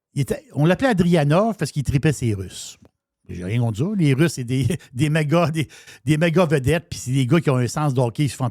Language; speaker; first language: French; native; French